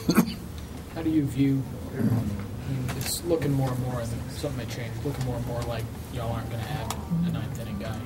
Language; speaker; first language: English; native; English